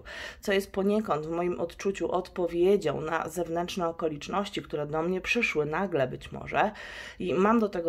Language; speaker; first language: Polish; native; Polish